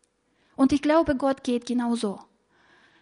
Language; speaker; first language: German; non-native, fluent; Russian